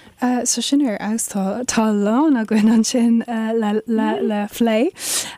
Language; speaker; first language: Irish; non-native, local second language; English